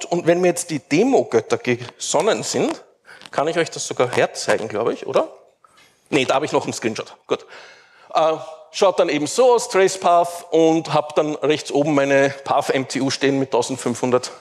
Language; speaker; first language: German; native; German